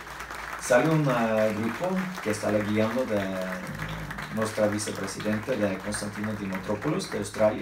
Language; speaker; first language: Spanish; non-native, learner; Norwegian